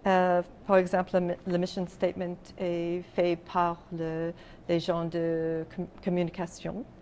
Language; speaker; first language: French; non-native, local second language; English